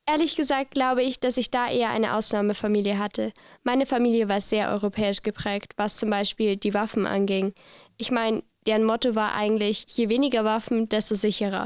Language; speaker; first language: German; native; German